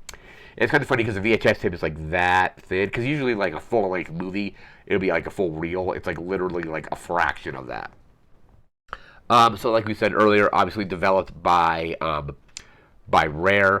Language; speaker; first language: English; native; English